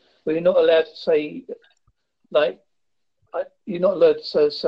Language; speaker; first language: English; native; English